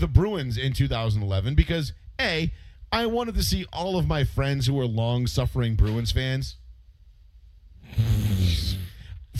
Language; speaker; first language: English; native; English